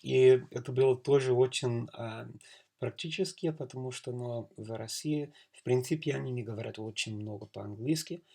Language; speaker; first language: Russian; non-native, learner; English